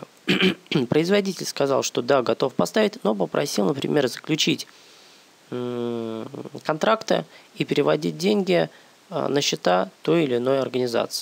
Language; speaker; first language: Russian; native; Russian